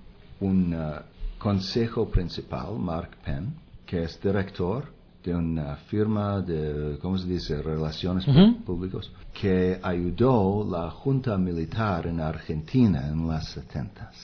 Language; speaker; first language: Spanish; non-native, fluent; English